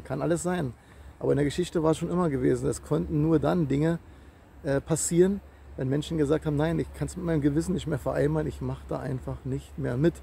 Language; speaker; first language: German; native; German